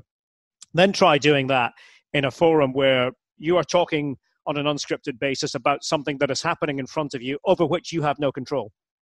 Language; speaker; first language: English; native; English